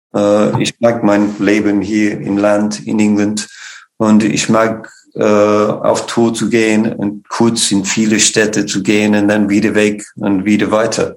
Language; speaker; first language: German; non-native, fluent; English